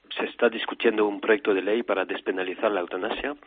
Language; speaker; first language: Spanish; non-native, fluent; French